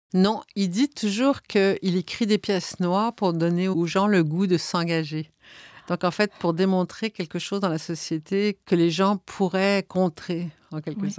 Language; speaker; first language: French; native; French